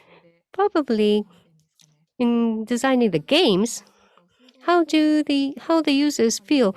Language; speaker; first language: English; non-native, fluent; Japanese